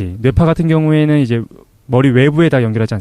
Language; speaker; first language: Korean; native; Korean